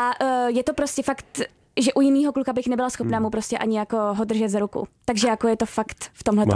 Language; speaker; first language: Czech; native; Czech